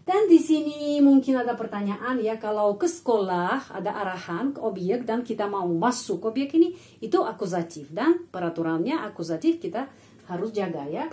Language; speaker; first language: Indonesian; non-native, fluent; Russian